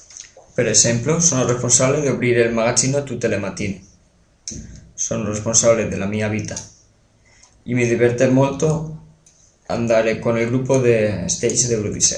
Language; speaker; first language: Italian; non-native, learner; Spanish